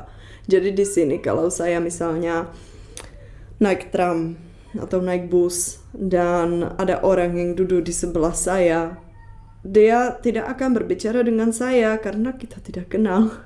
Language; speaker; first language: Indonesian; non-native, fluent; Czech